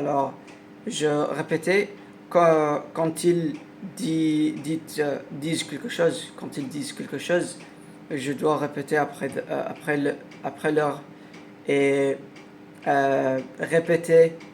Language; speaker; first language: French; non-native, learner; Arabic